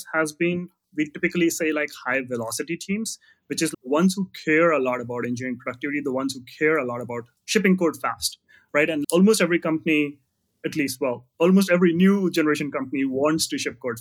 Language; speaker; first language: English; non-native, local second language; Hindi